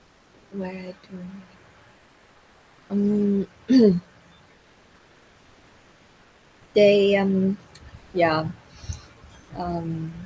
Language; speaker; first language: English; non-native, learner; Vietnamese